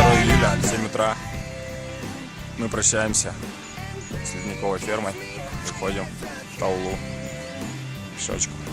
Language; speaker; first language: Russian; native; Russian